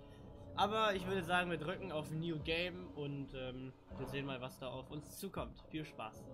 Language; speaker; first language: German; native; German